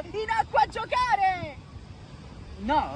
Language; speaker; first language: Italian; native; Italian